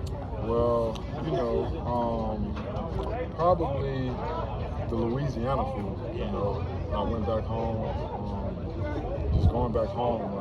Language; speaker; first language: English; native; English